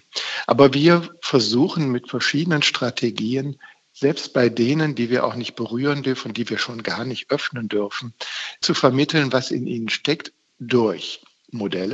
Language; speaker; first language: German; native; German